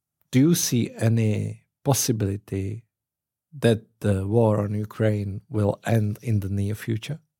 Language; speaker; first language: English; non-native, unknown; Czech